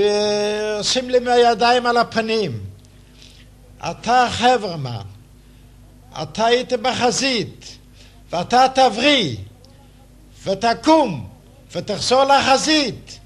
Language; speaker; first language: Hebrew; non-native, fluent; Yiddish